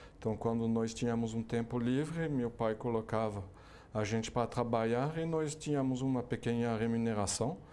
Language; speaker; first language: Portuguese; non-native, fluent; French